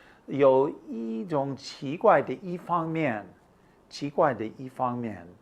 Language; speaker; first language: Chinese; non-native, fluent; English